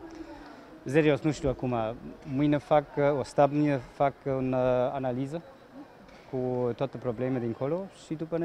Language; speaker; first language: Romanian; non-native, learner; German